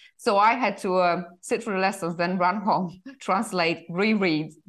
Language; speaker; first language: English; non-native, fluent; Polish